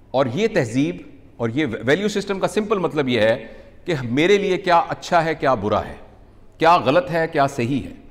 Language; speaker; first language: Urdu; non-native, local second language; Punjabi